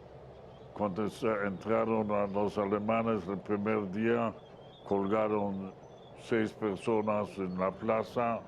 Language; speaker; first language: Spanish; non-native, fluent; Yiddish